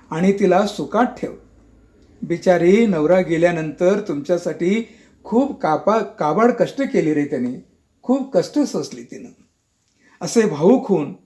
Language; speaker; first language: Marathi; non-native, local second language; Kannada